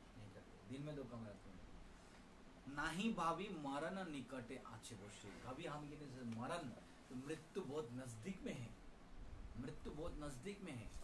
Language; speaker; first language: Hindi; non-native, local second language; Bangla